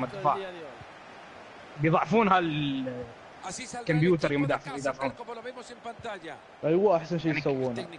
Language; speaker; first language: Arabic; native; Arabic